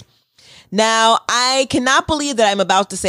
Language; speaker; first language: English; native; English